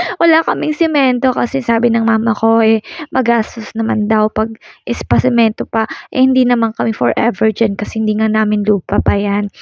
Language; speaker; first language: Filipino; non-native, local second language; Waray